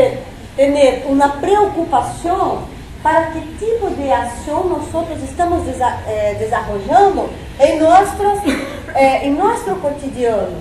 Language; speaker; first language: Spanish; non-native, fluent; Portuguese